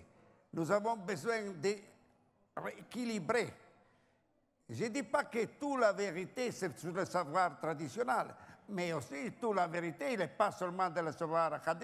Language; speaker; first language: French; non-native, learner; Italian